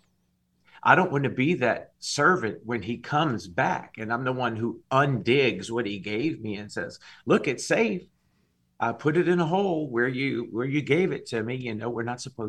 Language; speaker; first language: English; native; English